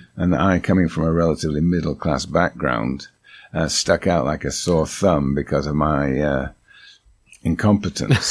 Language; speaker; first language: English; native; English